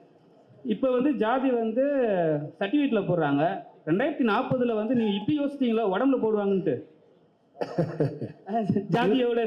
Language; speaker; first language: Tamil; native; Tamil